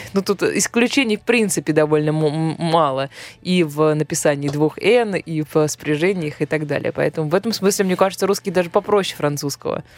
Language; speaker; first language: Russian; native; Russian